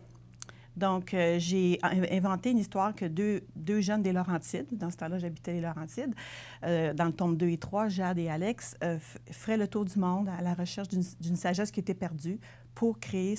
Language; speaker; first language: French; native; French